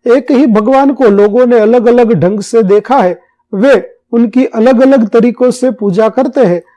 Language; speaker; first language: Hindi; non-native, local second language; Gujarati